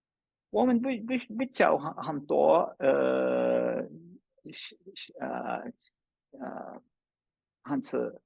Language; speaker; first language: Chinese; non-native, fluent; English